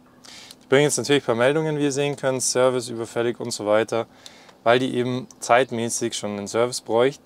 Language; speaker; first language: German; native; German